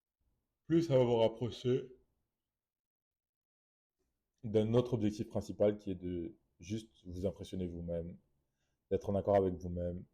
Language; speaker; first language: French; native; French